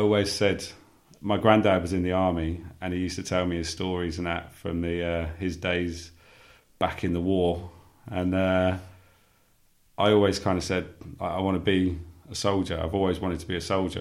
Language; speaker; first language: English; native; English